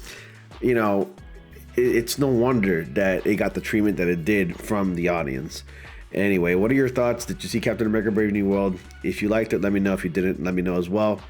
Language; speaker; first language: English; native; English